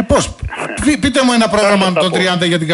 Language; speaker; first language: Greek; native; Greek